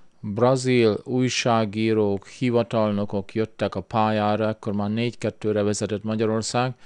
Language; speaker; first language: Hungarian; early bilingual, heritage; Hungarian